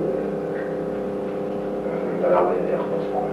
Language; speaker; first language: French; native; French